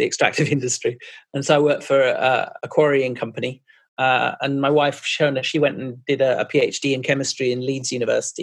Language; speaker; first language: English; native; English